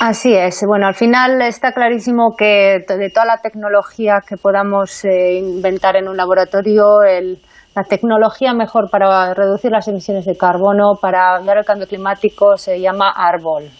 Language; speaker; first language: Spanish; native; Spanish